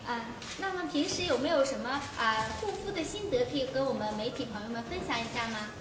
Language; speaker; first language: Chinese; native; Chinese